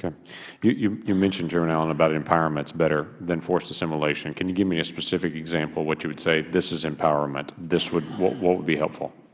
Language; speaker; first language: English; native; English